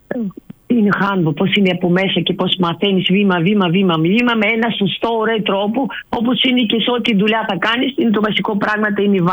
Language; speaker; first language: Greek; non-native, learner; Russian